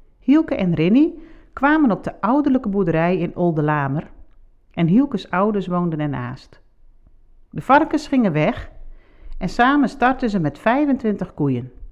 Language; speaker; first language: Dutch; non-native, local second language; Western Frisian